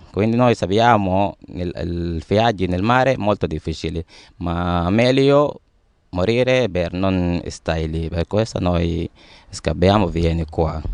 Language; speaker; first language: Italian; non-native, learner; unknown